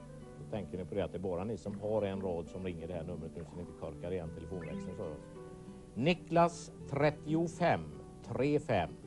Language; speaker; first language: Swedish; native; Swedish